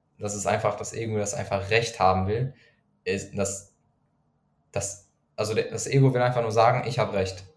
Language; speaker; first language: German; non-native, fluent; Persian